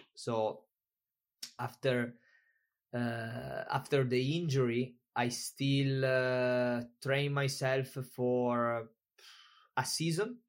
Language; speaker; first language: English; non-native, fluent; Italian